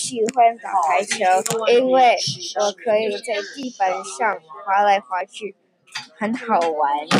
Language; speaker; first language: Chinese; non-native, learner; English